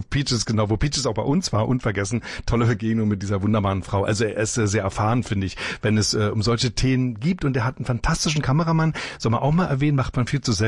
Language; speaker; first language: German; native; German